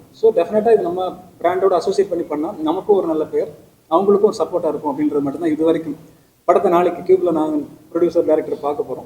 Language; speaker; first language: Tamil; native; Tamil